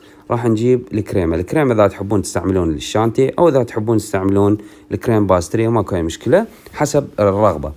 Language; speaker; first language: Arabic; native; Arabic